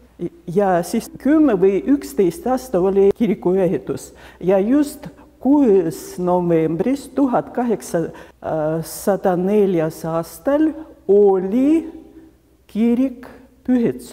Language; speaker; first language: Estonian; non-native, local second language; Russian